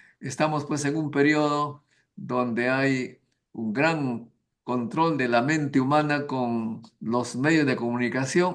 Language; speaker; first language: Spanish; native; Spanish